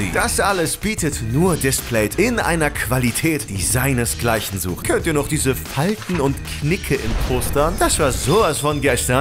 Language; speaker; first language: German; native; German